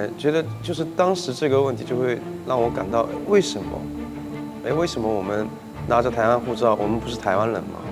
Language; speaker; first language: Chinese; early bilingual, heritage; Chinese